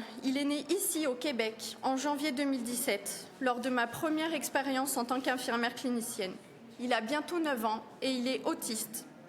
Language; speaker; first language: French; native; French